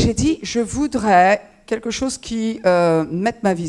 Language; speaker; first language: French; native; French